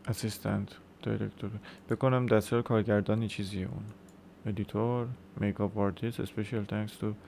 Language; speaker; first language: Persian; native; Persian